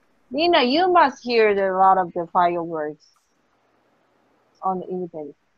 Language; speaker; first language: English; non-native, fluent; Japanese